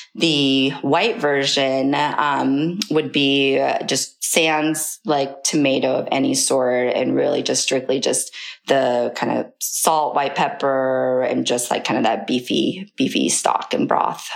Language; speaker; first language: English; early bilingual, other home language; Chinese